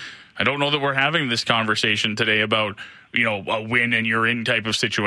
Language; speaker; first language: English; native; English